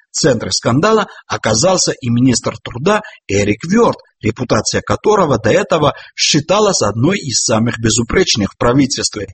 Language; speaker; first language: Russian; non-native, local second language; Georgian